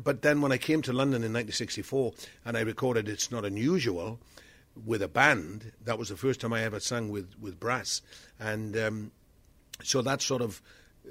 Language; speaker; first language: English; native; English